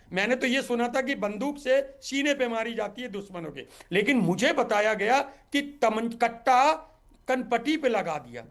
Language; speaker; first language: Hindi; native; Hindi